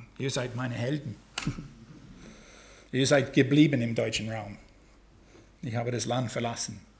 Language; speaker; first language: German; non-native, fluent; English